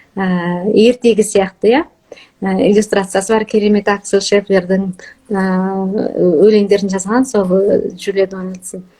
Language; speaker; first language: Kazakh; early bilingual, heritage; Kazakh